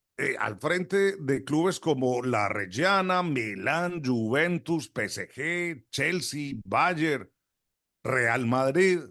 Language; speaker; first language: Spanish; native; Spanish